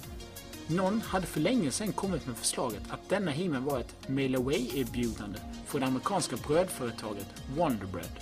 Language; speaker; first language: Swedish; native; Swedish